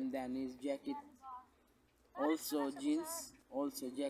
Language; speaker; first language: English; non-native, local second language; Punjabi